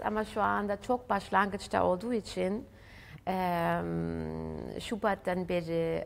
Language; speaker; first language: Turkish; early bilingual, heritage; German